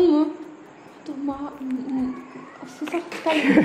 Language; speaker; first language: Indonesian; non-native, learner; Turkish